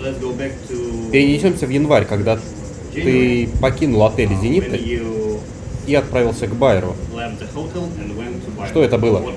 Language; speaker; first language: Russian; native; Russian